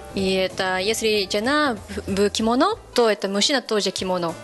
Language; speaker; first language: Russian; non-native, fluent; Japanese